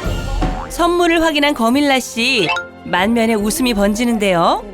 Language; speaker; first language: Korean; native; Korean